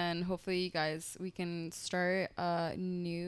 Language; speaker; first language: English; early bilingual, other home language; Spanish